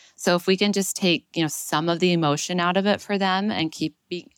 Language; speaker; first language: English; native; English